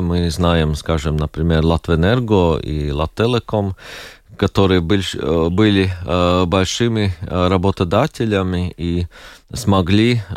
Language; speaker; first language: Russian; non-native, local second language; Latvian